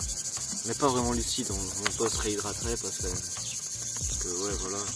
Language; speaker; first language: French; native; French